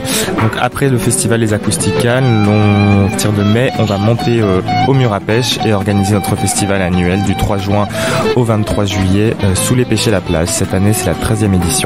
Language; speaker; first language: French; native; French